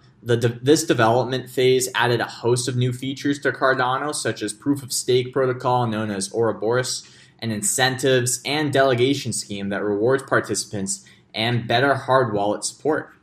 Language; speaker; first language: English; native; English